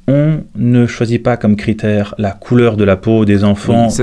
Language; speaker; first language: French; native; French